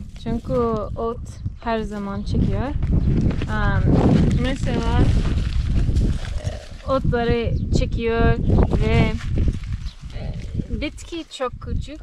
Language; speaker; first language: Turkish; non-native, learner; English